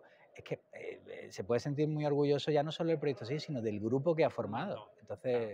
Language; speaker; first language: Spanish; native; Spanish